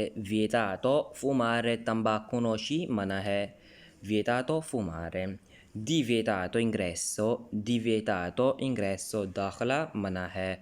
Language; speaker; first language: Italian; non-native, learner; Urdu